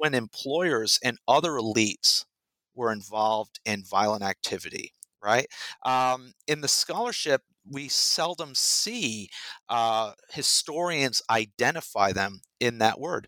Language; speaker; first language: English; native; English